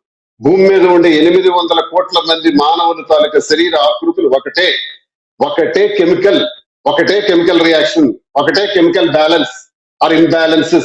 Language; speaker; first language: Telugu; native; Telugu